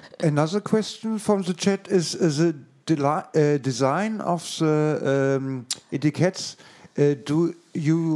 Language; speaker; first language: English; non-native, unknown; German